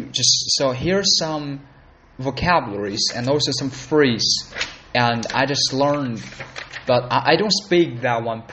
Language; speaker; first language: English; non-native, learner; Chinese